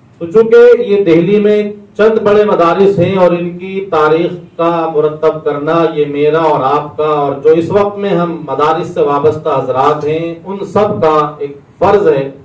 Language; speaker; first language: Urdu; native; Urdu